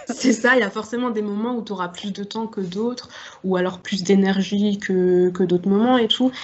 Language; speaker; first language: French; native; French